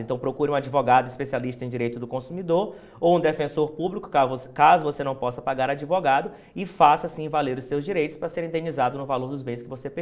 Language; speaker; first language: Portuguese; native; Portuguese